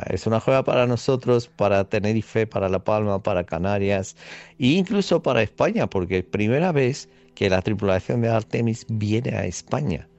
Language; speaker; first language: Spanish; non-native, fluent; Armenian